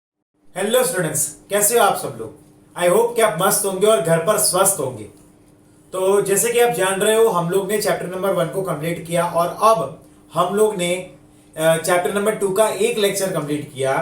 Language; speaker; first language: Hindi; non-native, local second language; Gujarati